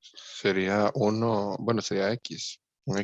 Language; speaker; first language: Spanish; native; Spanish